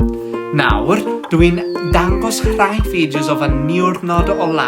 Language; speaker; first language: Welsh; non-native, learner; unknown